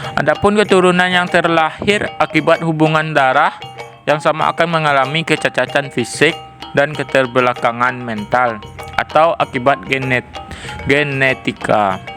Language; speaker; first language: Malay; non-native, local second language; Minangkabau